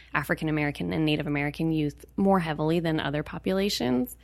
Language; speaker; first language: English; native; English